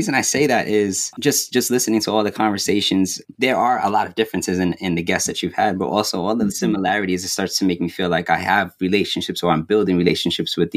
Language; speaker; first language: English; native; English